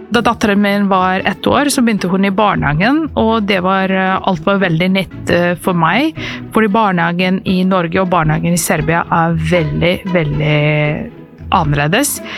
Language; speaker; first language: Norwegian; non-native, fluent; Serbian